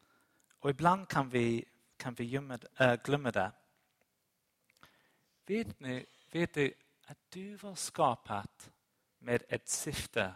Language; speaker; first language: Swedish; non-native, fluent; English